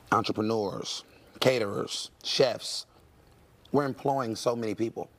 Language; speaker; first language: English; native; English